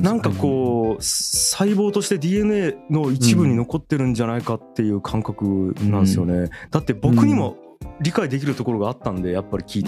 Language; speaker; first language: Japanese; native; Japanese